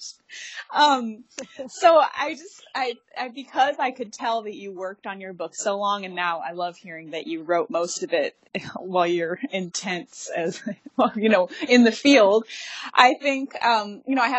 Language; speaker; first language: English; native; English